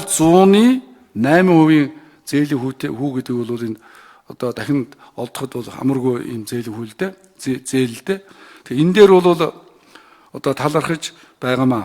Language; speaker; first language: Mongolian; native; Mongolian